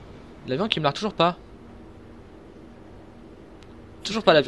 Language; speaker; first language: French; native; French